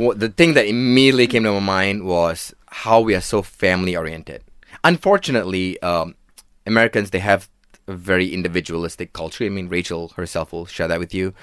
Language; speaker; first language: English; non-native, local second language; Tamil